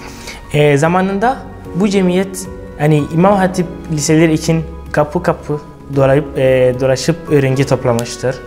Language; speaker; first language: Turkish; non-native, fluent; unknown